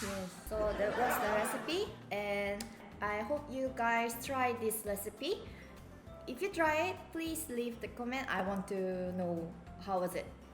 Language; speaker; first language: English; non-native, fluent; Korean